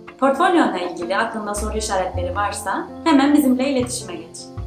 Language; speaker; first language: Turkish; native; Turkish